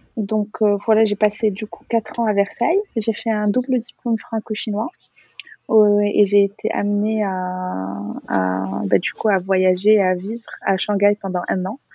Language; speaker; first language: French; non-native, local second language; Arabic